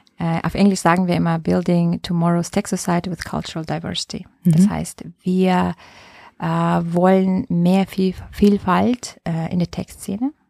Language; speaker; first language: German; non-native, fluent; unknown